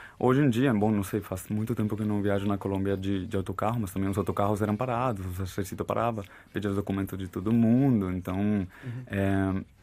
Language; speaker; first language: Portuguese; non-native, fluent; Spanish